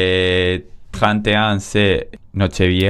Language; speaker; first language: French; non-native, learner; Spanish